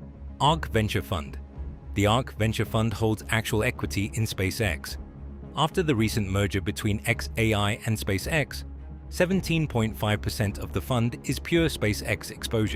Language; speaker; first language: English; native; English